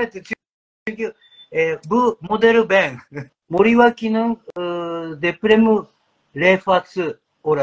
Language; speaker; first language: Turkish; non-native, learner; Japanese